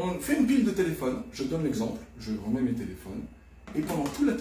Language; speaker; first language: French; native; French